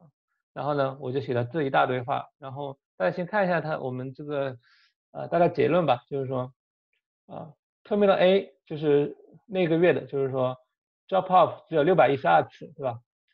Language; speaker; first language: Chinese; native; Chinese